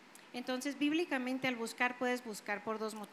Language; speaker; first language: Spanish; native; Spanish